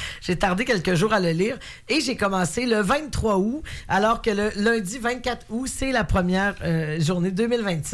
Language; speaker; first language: French; native; French